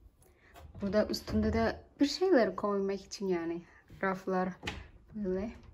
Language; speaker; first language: Turkish; non-native, learner; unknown